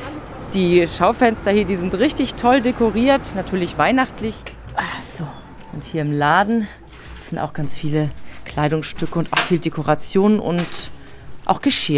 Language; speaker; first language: German; native; German